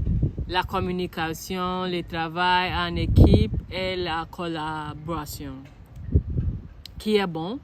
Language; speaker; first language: French; non-native, learner; Akan